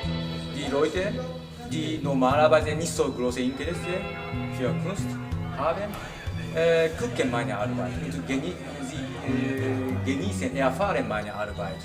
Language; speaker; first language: German; non-native, learner; Japanese